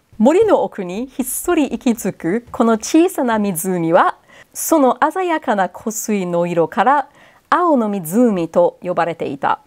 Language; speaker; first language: Japanese; non-native, fluent; English